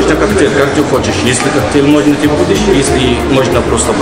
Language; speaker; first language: Russian; non-native, learner; Arabic